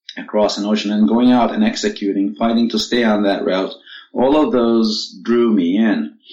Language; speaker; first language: English; non-native, fluent; Turkish